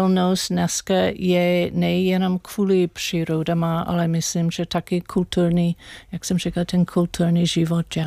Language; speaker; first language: Czech; non-native, learner; English